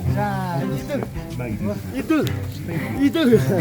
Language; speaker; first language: Korean; non-native, fluent; Vietnamese